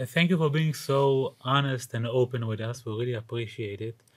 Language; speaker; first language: English; non-native, fluent; Hebrew